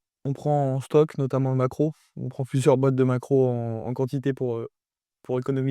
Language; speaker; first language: French; native; French